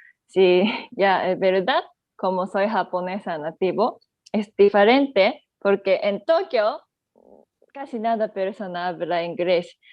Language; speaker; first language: Spanish; non-native, learner; Japanese